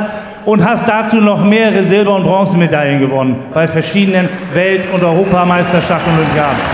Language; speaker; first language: German; native; German